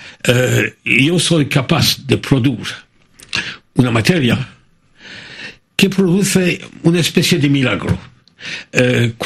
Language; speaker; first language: Spanish; non-native, fluent; French